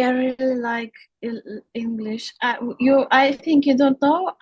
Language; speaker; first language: English; non-native, learner; Russian